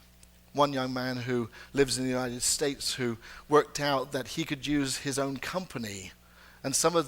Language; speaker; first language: English; native; English